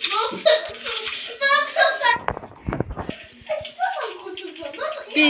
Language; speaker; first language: Turkish; non-native, learner; Azerbaijani